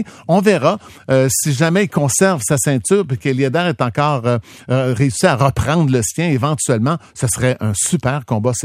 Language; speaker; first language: French; native; French